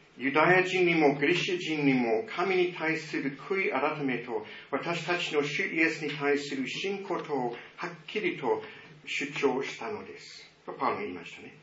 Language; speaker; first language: Japanese; non-native, fluent; English